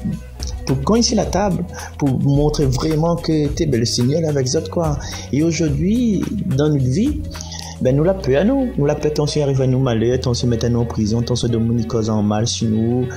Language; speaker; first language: French; non-native, learner; Réunion Creole French